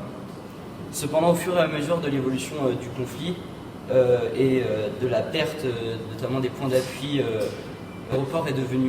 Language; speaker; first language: French; native; French